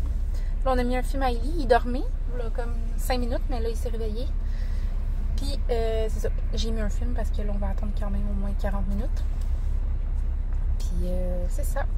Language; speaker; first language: French; native; French